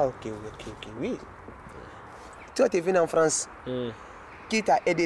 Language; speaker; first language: French; non-native, learner; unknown